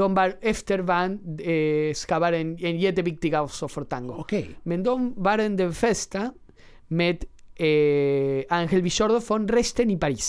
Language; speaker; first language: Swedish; non-native, learner; Spanish